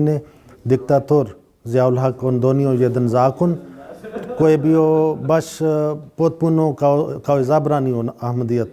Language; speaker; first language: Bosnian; non-native, learner; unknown